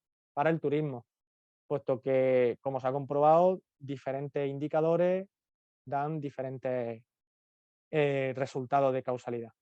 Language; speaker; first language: Spanish; native; Spanish